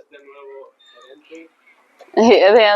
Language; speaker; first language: Spanish; non-native, learner; English